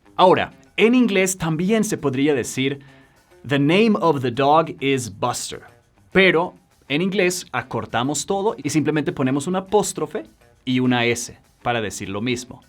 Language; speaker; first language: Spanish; non-native, fluent; English